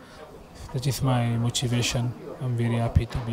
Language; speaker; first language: English; non-native, learner; French